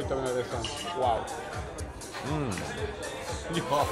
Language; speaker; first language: Swedish; non-native, fluent; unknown